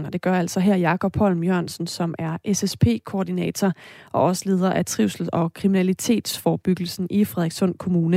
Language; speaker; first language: Danish; native; Danish